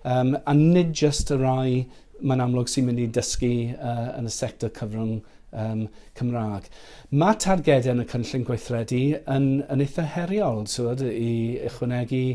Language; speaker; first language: Welsh; non-native, fluent; English